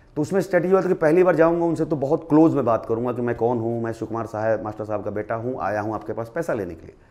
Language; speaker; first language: Hindi; non-native, local second language; Bhojpuri